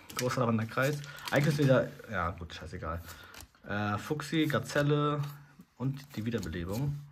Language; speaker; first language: German; early bilingual, other home language; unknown